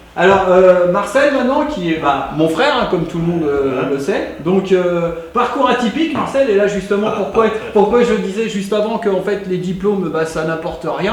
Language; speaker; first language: French; native; French